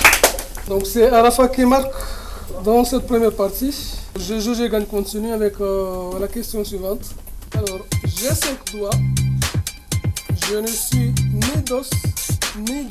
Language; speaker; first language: French; non-native, local second language; Comorian